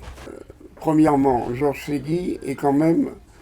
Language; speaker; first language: French; native; French